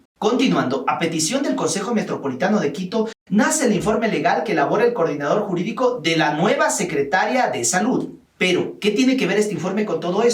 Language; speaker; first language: Spanish; native; Spanish